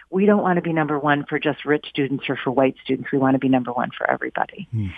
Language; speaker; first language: English; native; English